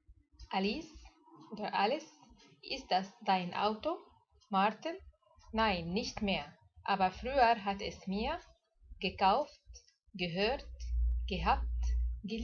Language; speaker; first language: German; non-native, fluent; Arabic